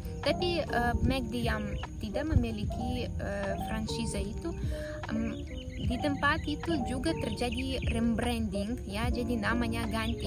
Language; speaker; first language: Indonesian; non-native, fluent; Russian